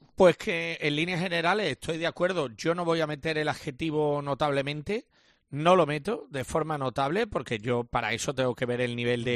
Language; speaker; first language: Spanish; native; Spanish